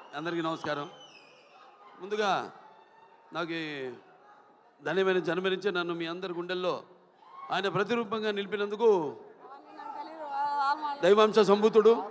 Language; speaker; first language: Telugu; native; Telugu